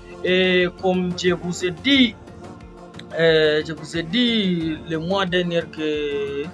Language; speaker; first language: French; non-native, learner; Swahili